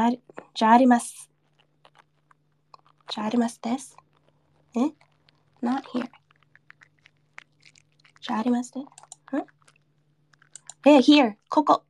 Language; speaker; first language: Japanese; non-native, learner; English